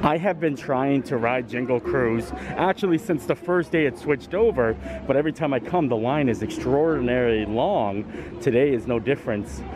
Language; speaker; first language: English; native; English